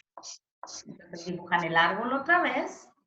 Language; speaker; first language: Spanish; early bilingual, heritage; Spanish